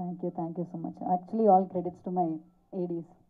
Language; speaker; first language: Telugu; non-native, learner; Malayalam